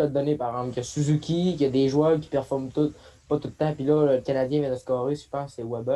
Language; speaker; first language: French; native; French